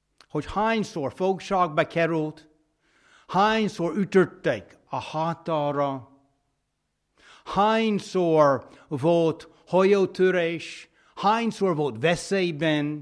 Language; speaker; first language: Hungarian; non-native, fluent; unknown